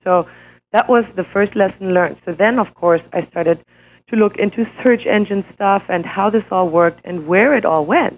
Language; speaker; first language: English; non-native, fluent; German